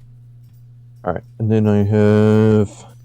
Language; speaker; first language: English; native; English